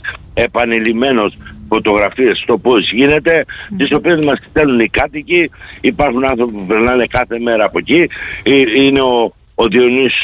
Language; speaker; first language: Greek; native; Greek